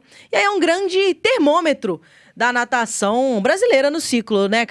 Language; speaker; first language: Portuguese; native; Portuguese